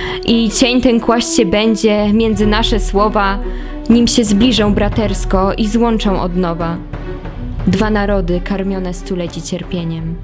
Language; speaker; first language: Polish; native; Polish